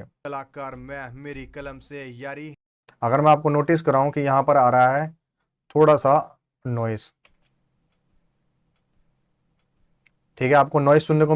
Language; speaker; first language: Hindi; native; Hindi